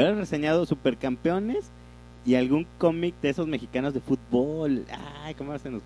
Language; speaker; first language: Spanish; native; Spanish